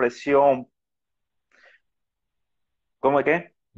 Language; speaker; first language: Portuguese; non-native, fluent; Spanish